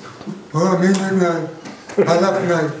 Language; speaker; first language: Russian; non-native, learner; Kyrgyz